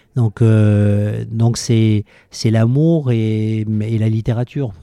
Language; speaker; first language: French; native; French